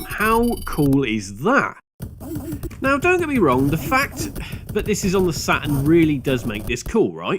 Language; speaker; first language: English; native; English